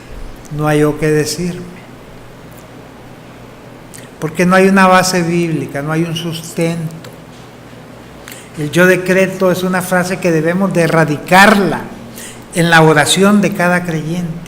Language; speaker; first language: Spanish; native; Spanish